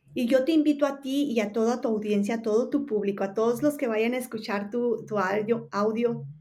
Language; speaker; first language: Spanish; native; Spanish